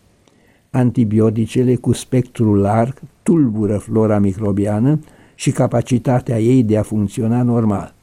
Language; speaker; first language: Romanian; native; Romanian